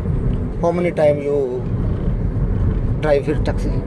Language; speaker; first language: English; non-native, learner; Urdu